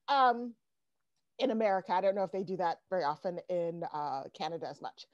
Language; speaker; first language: English; native; English